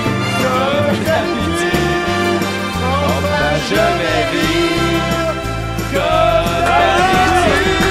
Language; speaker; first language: French; native; French